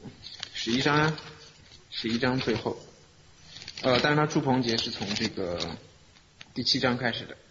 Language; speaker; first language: Chinese; native; Chinese